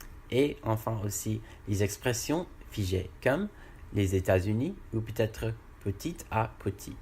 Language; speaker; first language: French; non-native, learner; English